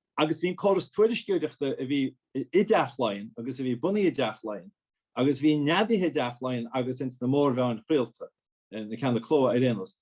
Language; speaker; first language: Irish; native; Irish